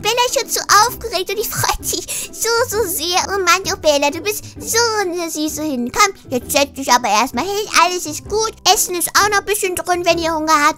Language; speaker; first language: German; native; German